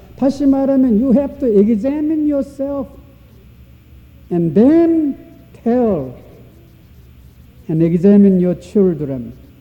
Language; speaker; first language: English; non-native, fluent; Korean